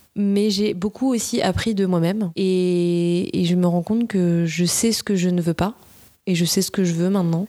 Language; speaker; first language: French; native; French